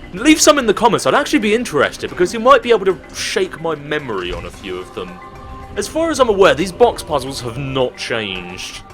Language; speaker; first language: English; native; English